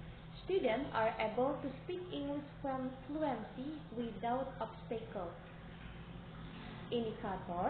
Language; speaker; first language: English; non-native, learner; Indonesian